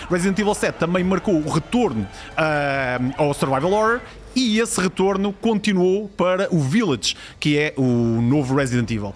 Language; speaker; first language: Portuguese; native; Portuguese